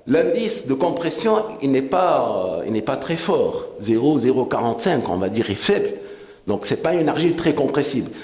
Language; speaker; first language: French; non-native, local second language; Arabic